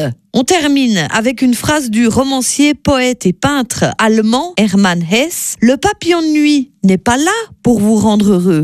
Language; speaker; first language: French; native; French